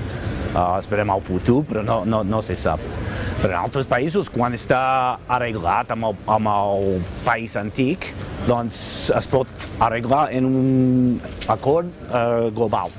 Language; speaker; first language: Catalan; non-native, learner; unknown